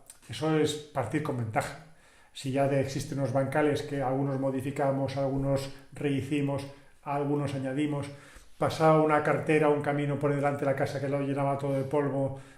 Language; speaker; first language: Spanish; native; Spanish